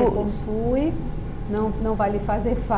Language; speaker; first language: Portuguese; native; Portuguese